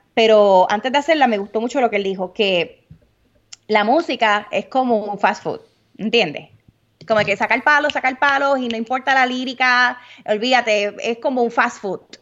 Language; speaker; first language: Spanish; early bilingual, heritage; Spanish